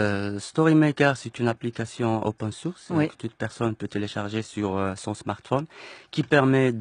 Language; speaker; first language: French; non-native, local second language; Arabic